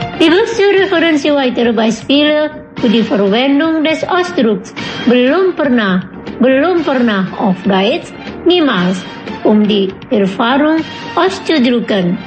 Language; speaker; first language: German; non-native, fluent; Indonesian